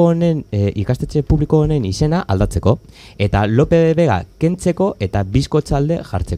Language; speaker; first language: Basque; native; Basque